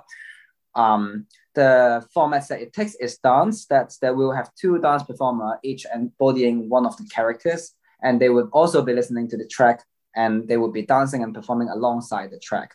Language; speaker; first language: English; non-native, local second language; Cantonese